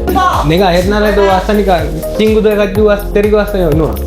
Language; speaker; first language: Korean; non-native, learner; Sinhala